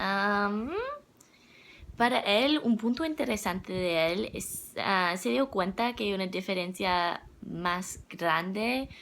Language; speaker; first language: Spanish; non-native, learner; English